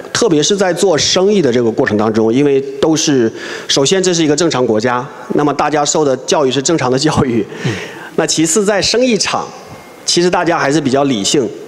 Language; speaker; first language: Chinese; native; Chinese